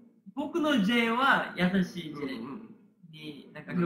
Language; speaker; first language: Japanese; non-native, learner; Korean